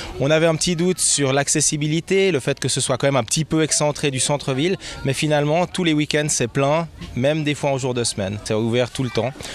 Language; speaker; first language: French; native; French